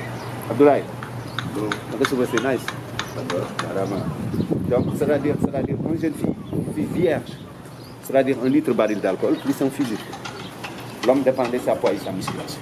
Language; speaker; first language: French; non-native, local second language; Wolof